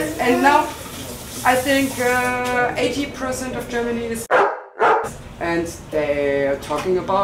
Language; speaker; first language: English; non-native, learner; German